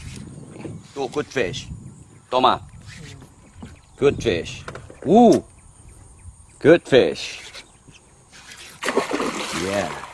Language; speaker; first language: English; non-native, learner; Indonesian